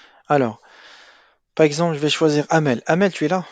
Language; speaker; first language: French; non-native, local second language; Arabic